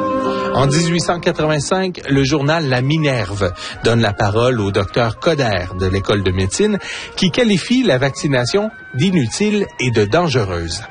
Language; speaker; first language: French; native; French